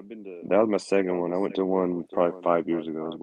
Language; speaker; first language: English; native; English